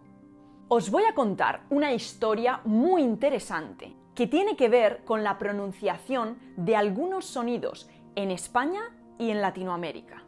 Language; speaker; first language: Spanish; native; Spanish